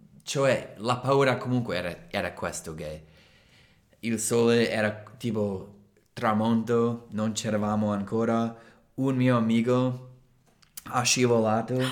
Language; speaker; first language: Italian; non-native, fluent; English